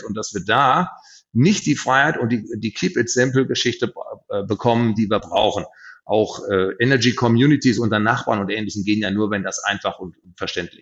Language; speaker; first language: German; native; German